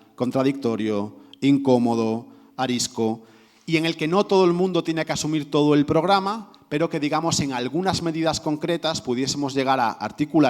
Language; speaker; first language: Spanish; native; Spanish